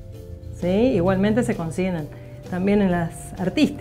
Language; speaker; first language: Spanish; native; Spanish